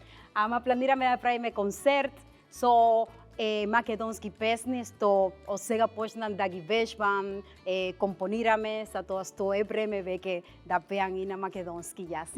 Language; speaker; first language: Macedonian; non-native, fluent; Spanish